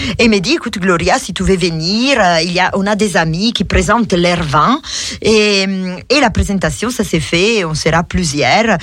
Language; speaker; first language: French; non-native, fluent; Italian